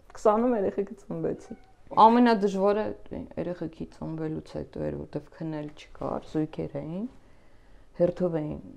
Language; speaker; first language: Armenian; native; Armenian